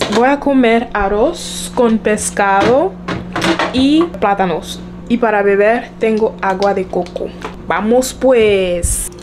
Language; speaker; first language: Spanish; non-native, fluent; French